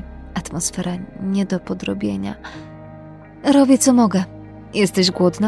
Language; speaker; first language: Polish; native; Polish